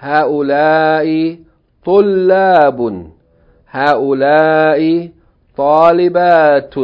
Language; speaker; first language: Arabic; non-native, fluent; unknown